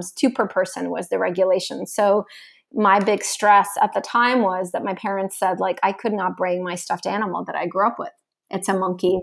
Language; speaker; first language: English; early bilingual, other home language; Russian